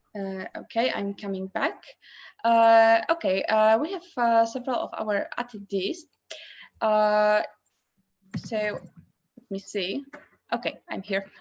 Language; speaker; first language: English; non-native, fluent; Polish